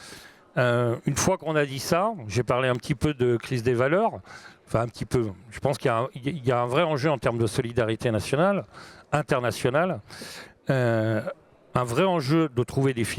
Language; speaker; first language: French; native; French